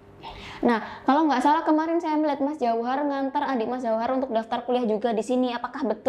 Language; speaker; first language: Indonesian; native; Indonesian